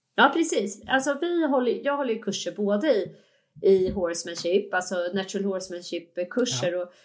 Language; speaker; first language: Swedish; native; Swedish